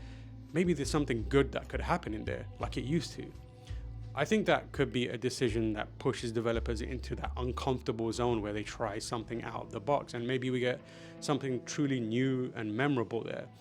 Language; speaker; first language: English; native; English